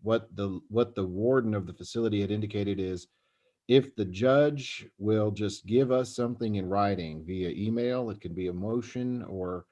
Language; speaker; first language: English; native; English